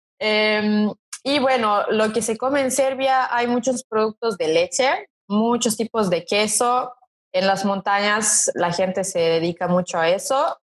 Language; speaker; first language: Spanish; non-native, fluent; Serbian